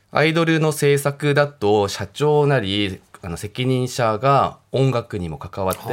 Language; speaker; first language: Japanese; non-native, fluent; Korean